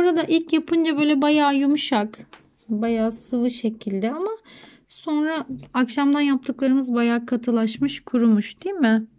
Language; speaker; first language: Turkish; native; Turkish